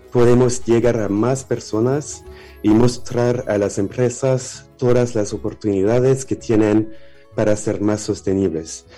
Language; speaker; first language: Spanish; non-native, learner; French